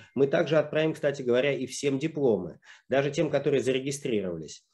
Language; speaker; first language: Russian; native; Russian